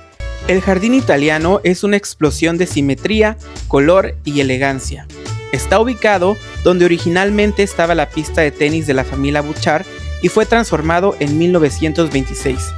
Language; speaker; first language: Spanish; native; Spanish